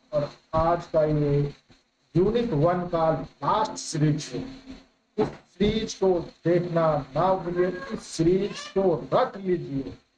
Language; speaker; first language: Hindi; native; Hindi